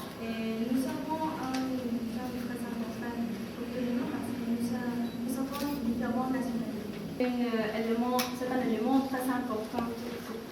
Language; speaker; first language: French; non-native, learner; Spanish